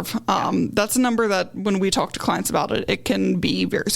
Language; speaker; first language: English; native; English